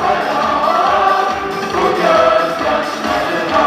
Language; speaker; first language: Turkish; native; Turkish